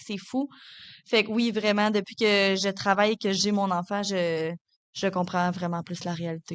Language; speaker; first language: French; native; French